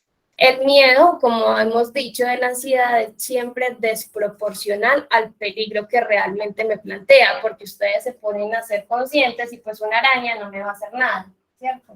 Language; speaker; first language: Spanish; native; Spanish